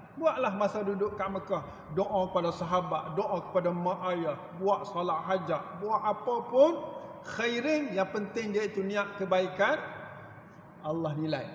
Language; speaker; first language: Malay; native; Malay